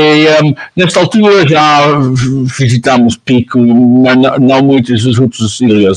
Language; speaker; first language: Portuguese; non-native, learner; Dutch